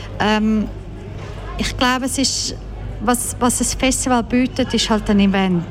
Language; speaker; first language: German; early bilingual, other home language; Croatian